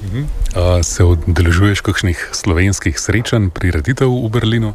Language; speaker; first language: Slovenian; native; Slovenian